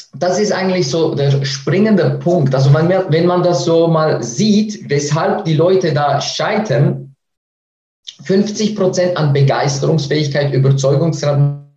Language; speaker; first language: German; native; German